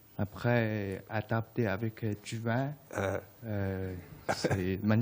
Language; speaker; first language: French; non-native, learner; Chinese